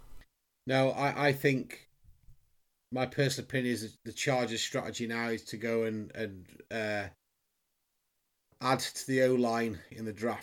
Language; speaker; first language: English; native; English